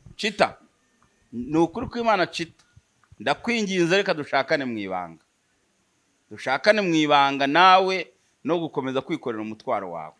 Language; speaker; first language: Kinyarwanda; native; Kinyarwanda